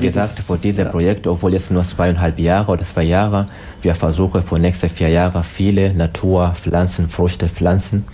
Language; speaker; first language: German; non-native, learner; Swahili